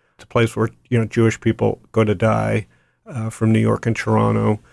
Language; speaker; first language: English; native; English